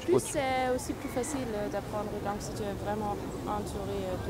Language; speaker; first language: French; non-native, fluent; Spanish